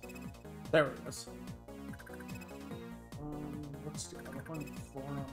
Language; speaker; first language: English; native; English